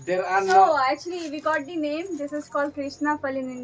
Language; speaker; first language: English; non-native, local second language; Hindi